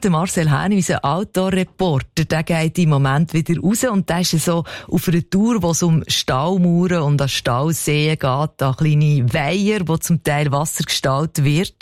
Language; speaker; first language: German; native; German